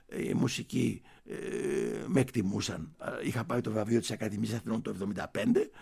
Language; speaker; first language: Greek; early bilingual, heritage; Greek